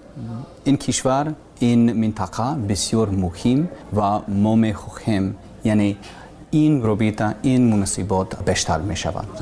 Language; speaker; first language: Persian; non-native, learner; English